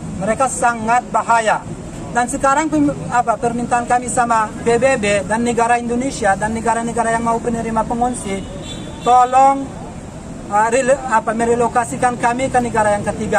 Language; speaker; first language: Indonesian; non-native, fluent; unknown